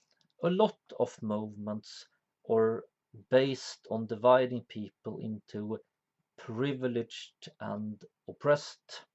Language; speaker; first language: English; non-native, fluent; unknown